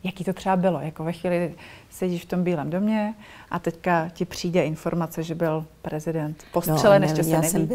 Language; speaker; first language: Czech; native; Czech